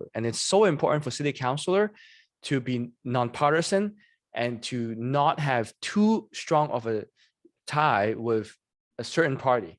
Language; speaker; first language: English; non-native, local second language; Cantonese